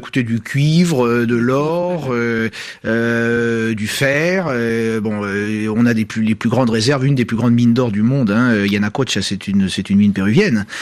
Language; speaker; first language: French; native; French